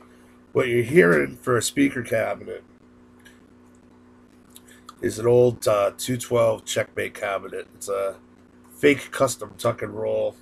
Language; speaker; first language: English; native; English